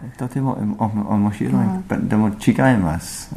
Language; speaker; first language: Japanese; non-native, learner; English